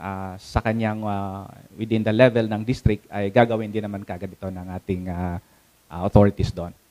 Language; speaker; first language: Filipino; native; Filipino